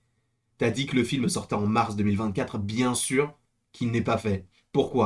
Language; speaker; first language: French; native; French